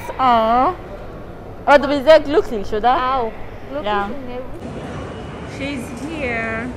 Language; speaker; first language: German; non-native, learner; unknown